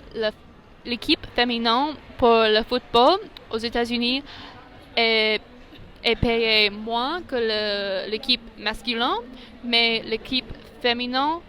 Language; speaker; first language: French; non-native, learner; English